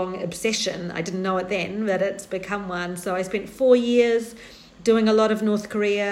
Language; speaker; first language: English; native; English